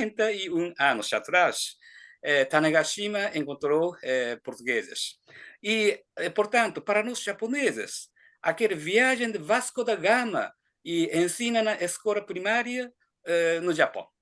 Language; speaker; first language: Portuguese; non-native, fluent; Japanese